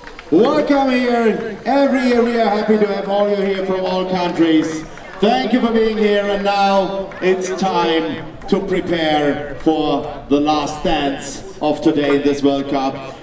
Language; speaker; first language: English; non-native, learner; German